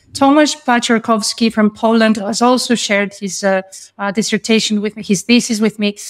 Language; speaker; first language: English; non-native, fluent; Greek